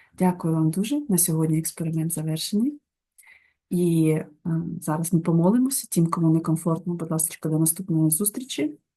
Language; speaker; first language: Ukrainian; non-native, local second language; Russian